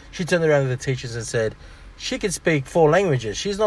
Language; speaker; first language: English; non-native, local second language; Fijian